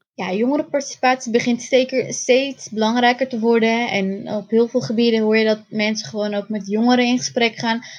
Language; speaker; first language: Dutch; early bilingual, other home language; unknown